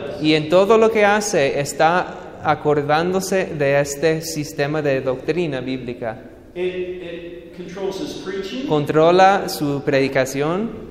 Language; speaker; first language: Spanish; non-native, fluent; English